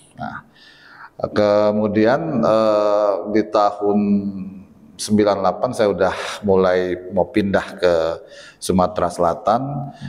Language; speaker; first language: Indonesian; native; Indonesian